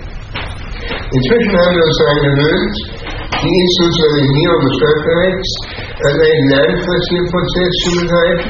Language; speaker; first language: German; native; German